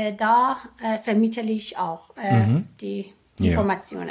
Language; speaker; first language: German; non-native, fluent; Persian